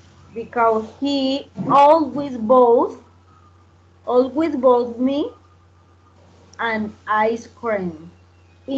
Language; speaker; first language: English; non-native, learner; Spanish